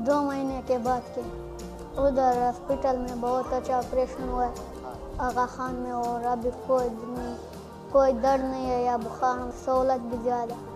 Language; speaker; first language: Hindi; non-native, local second language; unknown